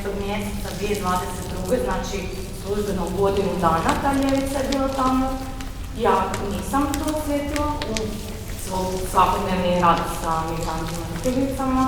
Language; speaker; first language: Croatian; non-native, fluent; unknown